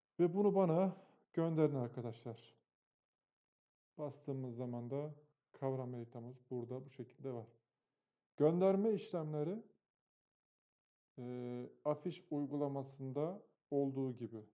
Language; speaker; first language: Turkish; native; Turkish